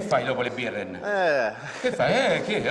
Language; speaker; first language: Italian; native; Italian